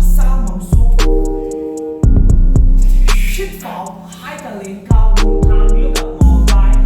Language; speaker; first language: Vietnamese; non-native, learner; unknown